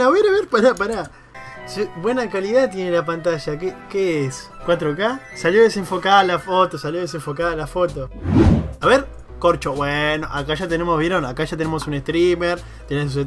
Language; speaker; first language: Spanish; native; Spanish